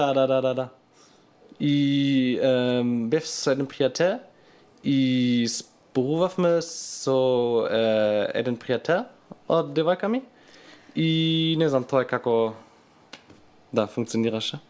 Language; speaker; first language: Macedonian; non-native, learner; German